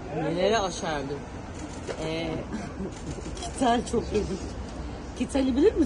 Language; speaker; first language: Turkish; native; Turkish